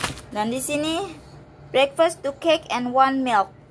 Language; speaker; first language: English; non-native, learner; Indonesian